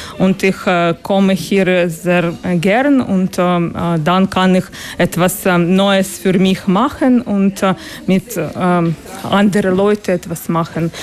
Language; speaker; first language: German; non-native, learner; Ukrainian